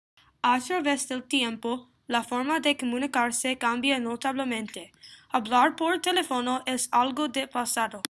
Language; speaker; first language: Spanish; non-native, learner; English